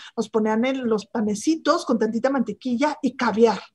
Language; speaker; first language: Spanish; native; Spanish